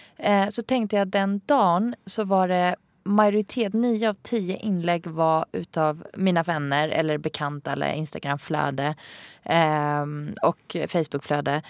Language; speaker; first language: Swedish; early bilingual, other home language; Arabic